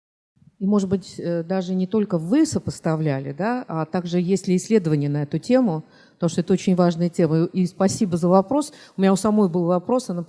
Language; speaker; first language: Russian; native; Russian